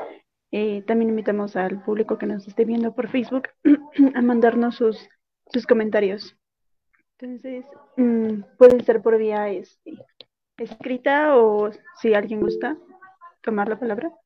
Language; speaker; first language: Spanish; native; Spanish